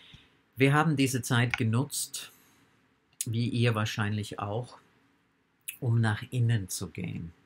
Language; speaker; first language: German; non-native, fluent; English